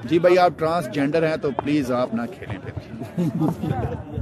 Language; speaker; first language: Urdu; non-native, local second language; Punjabi